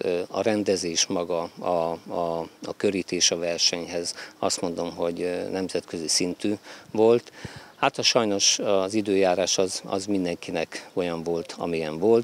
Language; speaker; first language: Hungarian; native; Hungarian